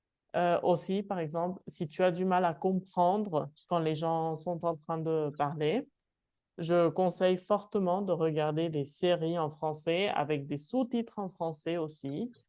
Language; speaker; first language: French; non-native, fluent; Spanish